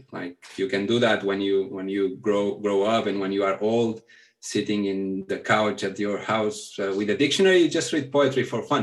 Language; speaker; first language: English; non-native, fluent; Catalan